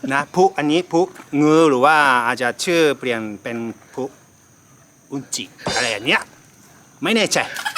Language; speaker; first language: Thai; non-native, fluent; Japanese